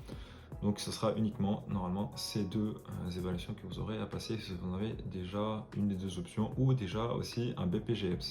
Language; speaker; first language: French; native; French